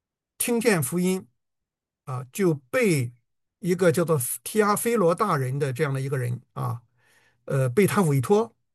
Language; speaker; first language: Chinese; native; Chinese